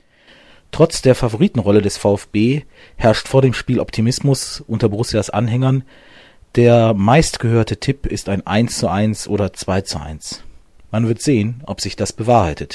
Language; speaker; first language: German; native; German